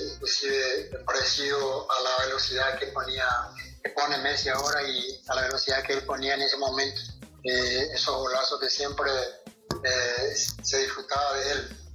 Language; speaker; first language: Spanish; native; Spanish